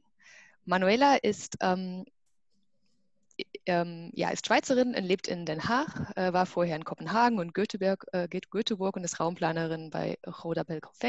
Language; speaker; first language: German; native; German